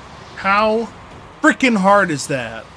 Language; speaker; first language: English; native; English